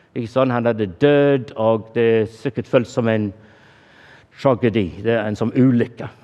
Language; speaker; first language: Norwegian; non-native, fluent; English